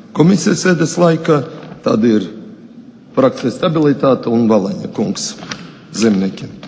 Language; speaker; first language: Latvian; non-native, local second language; Russian